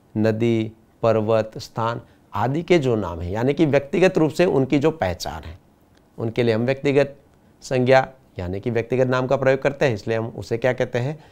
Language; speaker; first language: Hindi; non-native, local second language; Gujarati